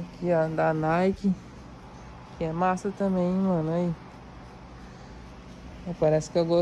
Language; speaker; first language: Portuguese; native; Portuguese